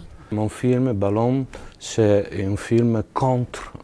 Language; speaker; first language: French; non-native, learner; Italian